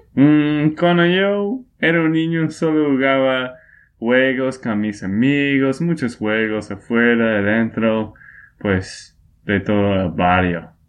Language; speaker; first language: Spanish; non-native, fluent; English